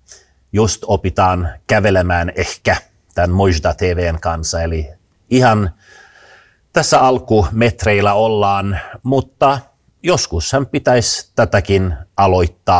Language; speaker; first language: Finnish; early bilingual, heritage; Finnish